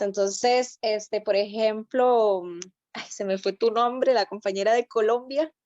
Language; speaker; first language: Spanish; native; Spanish